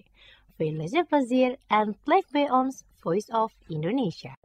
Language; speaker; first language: Dutch; non-native, learner; Indonesian